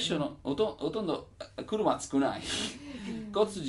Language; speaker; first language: Japanese; non-native, learner; Italian